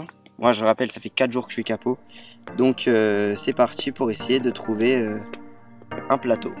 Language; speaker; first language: French; native; French